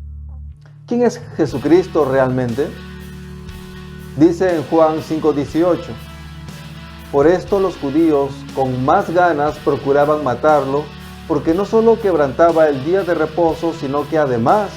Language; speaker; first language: Spanish; native; Spanish